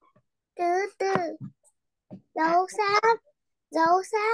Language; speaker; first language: Vietnamese; early bilingual, heritage; Vietnamese